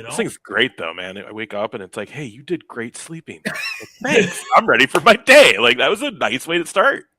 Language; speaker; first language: English; native; English